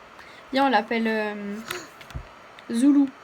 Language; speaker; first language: French; native; French